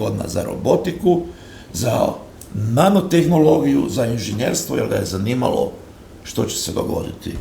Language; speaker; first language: Croatian; native; Croatian